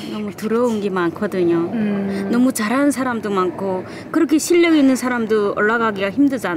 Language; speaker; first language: Korean; native; Korean